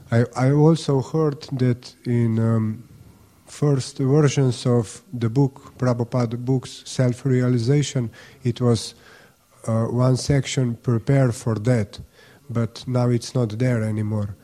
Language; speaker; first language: English; non-native, fluent; Slovenian